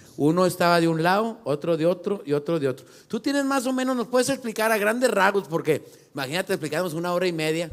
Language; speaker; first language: Spanish; native; Spanish